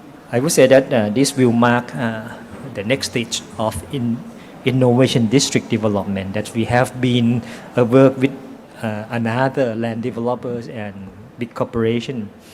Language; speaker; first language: English; non-native, fluent; Thai